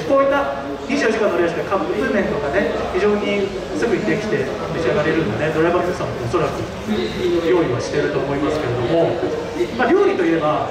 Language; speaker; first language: Japanese; native; Japanese